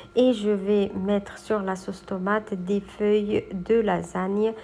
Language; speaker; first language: French; non-native, local second language; Arabic